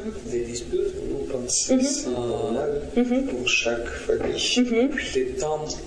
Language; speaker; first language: French; non-native, learner; Russian